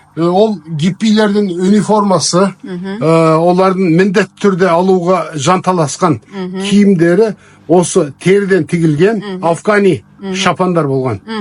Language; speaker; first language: Kazakh; early bilingual, heritage; Kazakh